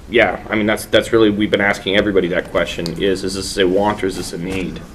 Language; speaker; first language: English; native; English